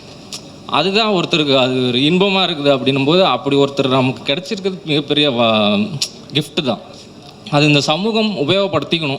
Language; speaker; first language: Tamil; native; Tamil